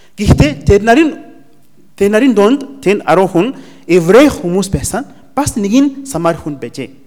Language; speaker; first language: Mongolian; non-native, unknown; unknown